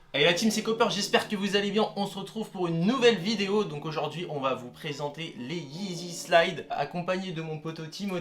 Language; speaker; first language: French; native; French